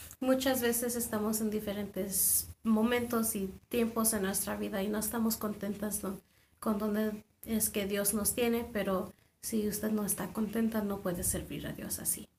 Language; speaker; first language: Spanish; non-native, fluent; English